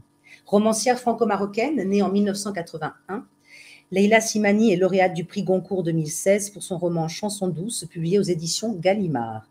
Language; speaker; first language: French; native; French